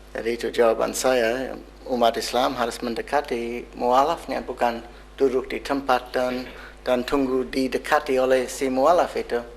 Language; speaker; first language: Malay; non-native, fluent; English